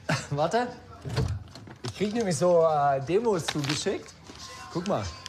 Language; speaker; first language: German; native; German